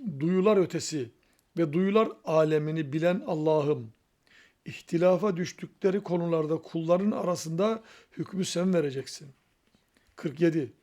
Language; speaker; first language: Turkish; native; Turkish